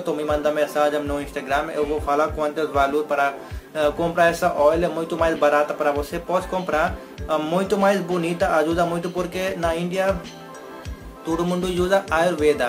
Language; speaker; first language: Portuguese; non-native, learner; Hindi